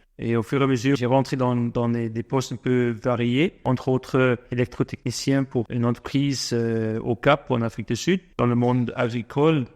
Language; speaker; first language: French; non-native, fluent; English